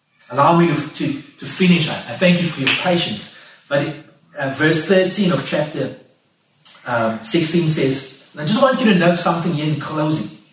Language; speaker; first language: English; non-native, local second language; Afrikaans